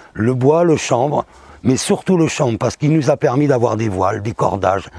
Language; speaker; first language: French; native; French